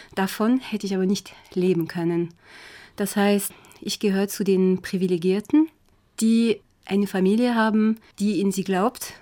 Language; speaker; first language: German; non-native, fluent; French